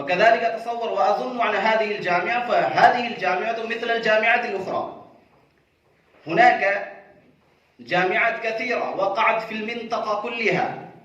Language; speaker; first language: Arabic; non-native, fluent; Urdu